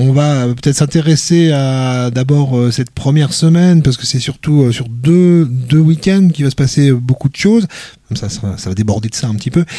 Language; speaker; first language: French; native; French